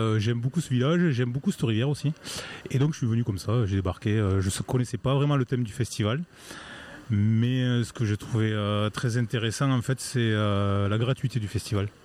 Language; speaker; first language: French; native; French